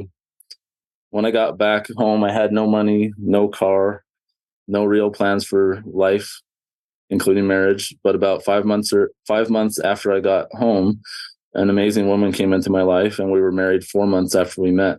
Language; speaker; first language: English; native; English